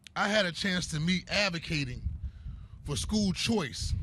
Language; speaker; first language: English; native; English